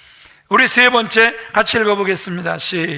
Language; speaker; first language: Korean; native; Korean